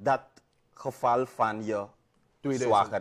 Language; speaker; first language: Dutch; native; Dutch